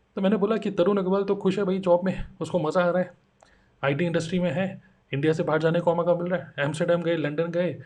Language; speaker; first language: Hindi; native; Hindi